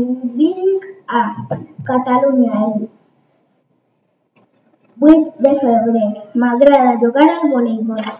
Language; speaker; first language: Catalan; non-native, learner; Spanish